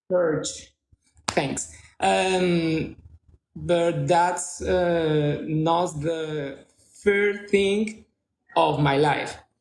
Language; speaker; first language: English; non-native, learner; Spanish